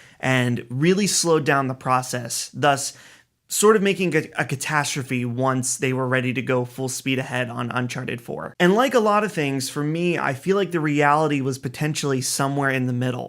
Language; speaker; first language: English; native; English